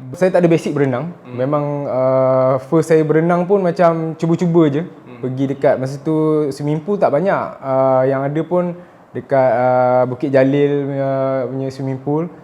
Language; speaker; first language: Malay; native; Malay